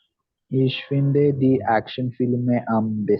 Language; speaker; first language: German; non-native, learner; Malayalam